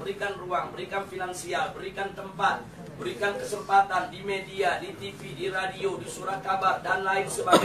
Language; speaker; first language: Indonesian; native; Indonesian